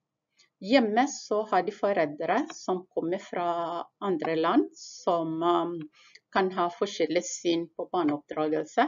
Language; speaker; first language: Norwegian; non-native, fluent; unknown